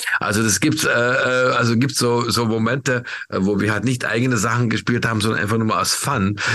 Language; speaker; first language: German; non-native, fluent; Hungarian